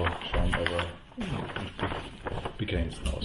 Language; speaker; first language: German; native; German